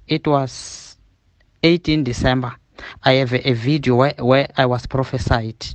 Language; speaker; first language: English; non-native, learner; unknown